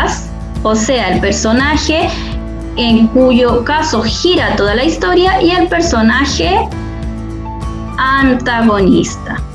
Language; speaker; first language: Spanish; native; Spanish